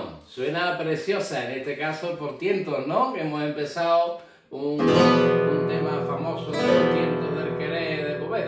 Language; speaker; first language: Spanish; native; Spanish